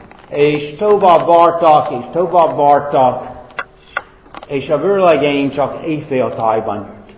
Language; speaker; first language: Hungarian; non-native, fluent; English